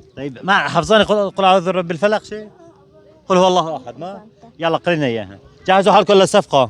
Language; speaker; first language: Arabic; native; Arabic